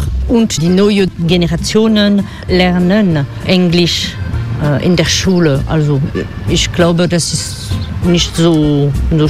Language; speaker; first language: German; non-native, fluent; French